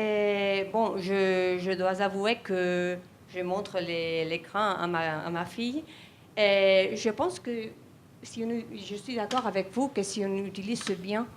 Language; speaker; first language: French; non-native, fluent; Spanish